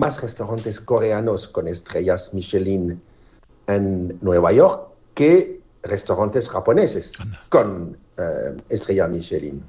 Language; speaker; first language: Spanish; non-native, learner; French